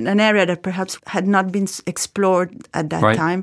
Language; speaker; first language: English; non-native, fluent; Italian